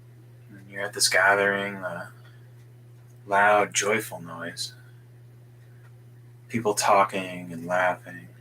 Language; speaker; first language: English; native; English